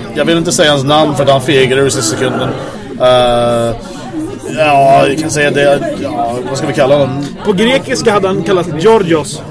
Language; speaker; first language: Swedish; native; Swedish